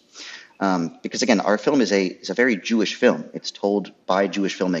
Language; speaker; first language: English; native; English